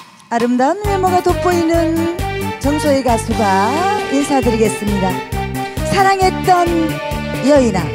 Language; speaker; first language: Korean; native; Korean